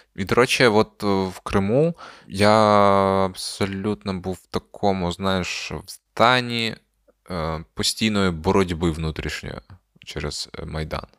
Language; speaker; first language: Ukrainian; non-native, local second language; Russian